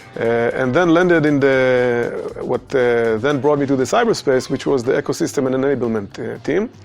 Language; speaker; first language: English; non-native, fluent; Hebrew